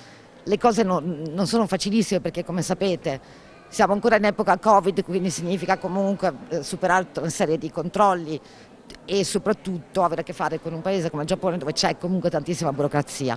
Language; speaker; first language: Italian; native; Italian